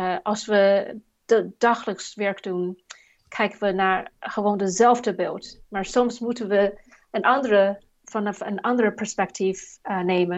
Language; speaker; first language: Dutch; non-native, learner; Chinese